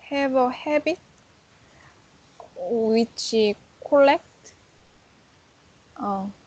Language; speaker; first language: English; non-native, learner; Korean